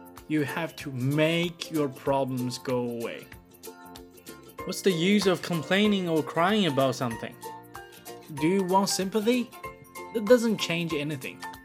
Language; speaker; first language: English; non-native, fluent; Chinese